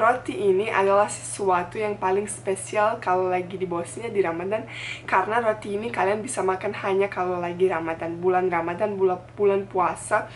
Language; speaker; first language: Indonesian; non-native, fluent; Bosnian